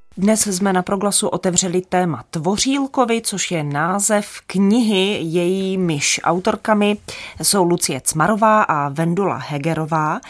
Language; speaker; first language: Czech; native; Czech